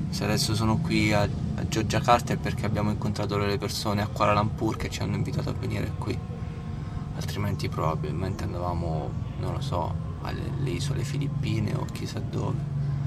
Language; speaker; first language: Italian; native; Italian